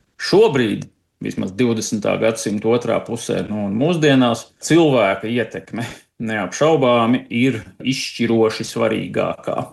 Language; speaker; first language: Latvian; native; Latvian